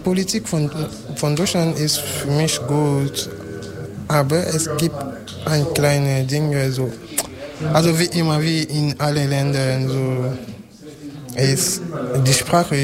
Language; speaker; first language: German; non-native, learner; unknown